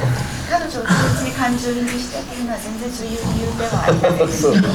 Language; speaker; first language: Japanese; non-native, fluent; Korean